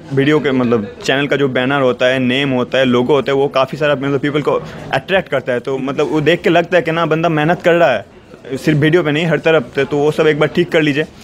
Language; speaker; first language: Hindi; native; Hindi